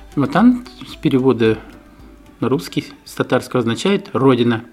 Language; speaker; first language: Russian; native; Russian